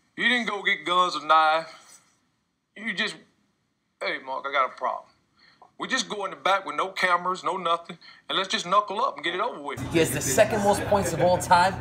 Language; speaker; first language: English; native; English